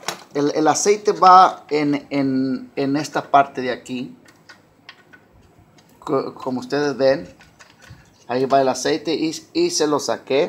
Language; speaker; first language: Spanish; early bilingual, heritage; Spanish